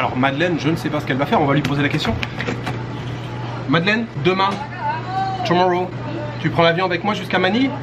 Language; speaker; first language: French; native; French